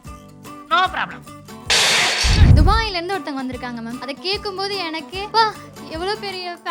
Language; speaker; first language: Tamil; native; Tamil